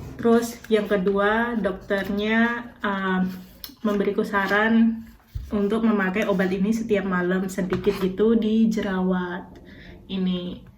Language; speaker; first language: Indonesian; native; Indonesian